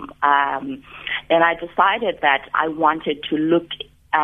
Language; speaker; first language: English; non-native, local second language; Xhosa